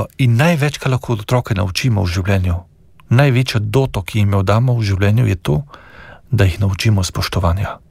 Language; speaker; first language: Slovenian; native; Slovenian